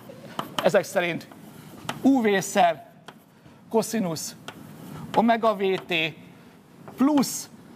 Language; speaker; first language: Hungarian; native; Hungarian